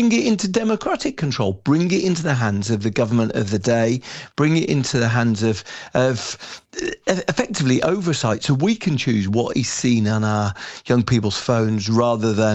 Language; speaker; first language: English; native; English